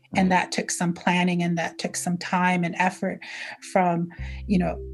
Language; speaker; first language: English; early bilingual, other home language; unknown